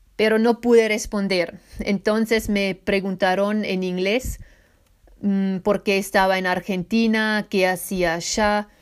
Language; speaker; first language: Spanish; non-native, fluent; Swiss German